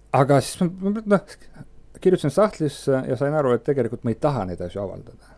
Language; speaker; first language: Estonian; non-native, local second language; Russian